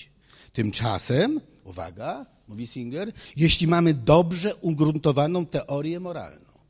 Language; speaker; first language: Polish; native; Polish